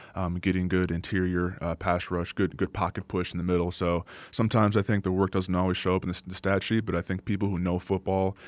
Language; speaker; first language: English; native; English